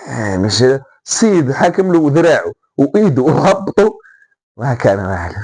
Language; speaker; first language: Arabic; native; Arabic